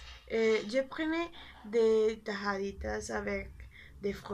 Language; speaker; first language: French; non-native, learner; Spanish